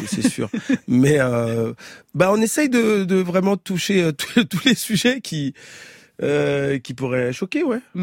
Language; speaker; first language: French; native; French